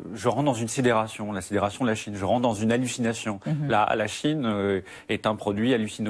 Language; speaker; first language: French; native; French